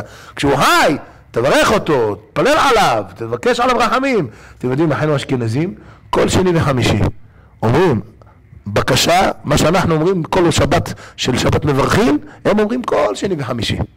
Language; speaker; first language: Hebrew; native; Hebrew